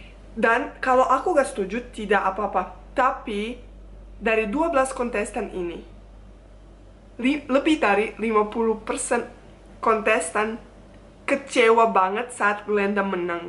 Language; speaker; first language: Indonesian; non-native, fluent; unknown